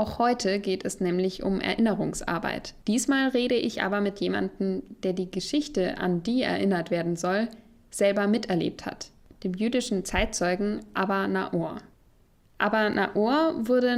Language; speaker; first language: German; native; German